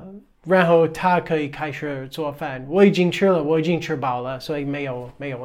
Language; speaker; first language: Chinese; non-native, fluent; English